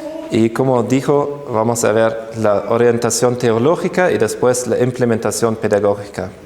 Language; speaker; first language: Spanish; non-native, fluent; German